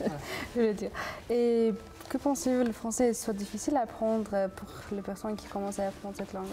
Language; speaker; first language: French; non-native, local second language; Uzbek